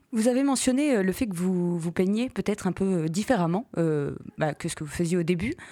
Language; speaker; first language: French; native; French